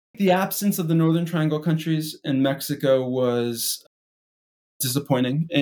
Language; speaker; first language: English; native; English